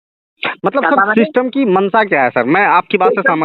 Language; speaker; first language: Hindi; native; Hindi